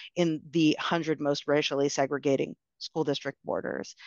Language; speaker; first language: English; native; English